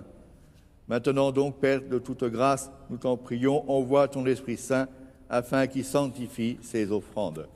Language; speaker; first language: French; native; French